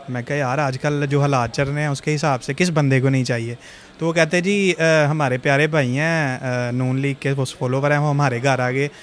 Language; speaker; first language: Urdu; non-native, local second language; Punjabi